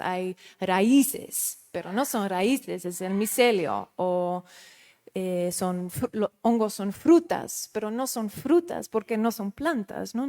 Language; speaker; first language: Spanish; non-native, fluent; Dutch